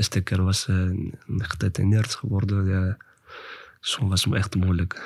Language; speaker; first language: Dutch; non-native, learner; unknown